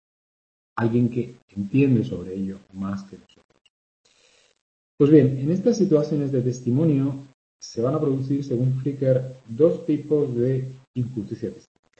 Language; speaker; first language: Spanish; native; Spanish